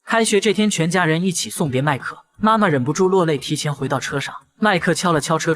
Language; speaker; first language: Chinese; native; Chinese